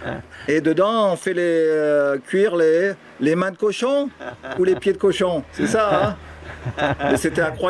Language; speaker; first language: French; native; French